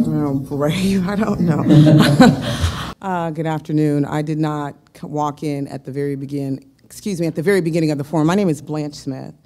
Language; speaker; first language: English; native; English